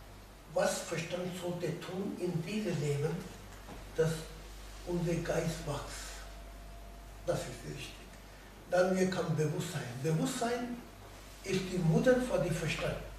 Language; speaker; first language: German; non-native, learner; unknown